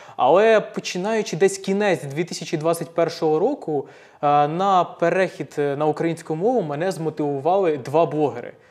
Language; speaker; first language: Ukrainian; native; Ukrainian